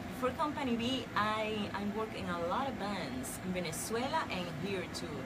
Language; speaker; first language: English; non-native, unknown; Spanish